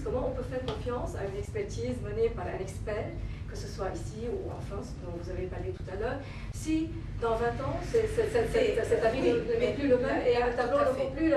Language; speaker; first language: French; non-native, local second language; Arabic